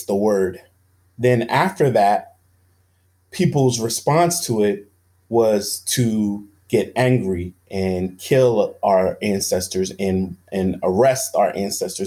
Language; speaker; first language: English; native; English